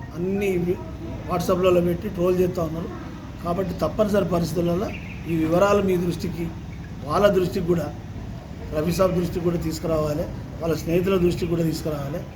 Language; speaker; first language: Telugu; native; Telugu